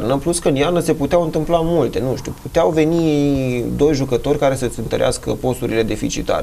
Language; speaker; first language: Romanian; native; Romanian